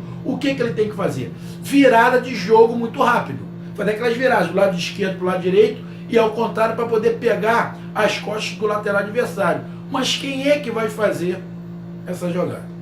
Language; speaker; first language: Portuguese; native; Portuguese